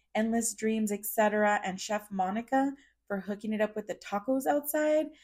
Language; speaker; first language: English; early bilingual, other home language; Spanish